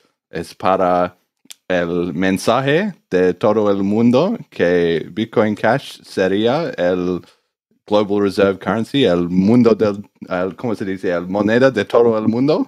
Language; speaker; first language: Spanish; non-native, learner; English